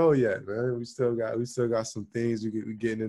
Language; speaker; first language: English; native; English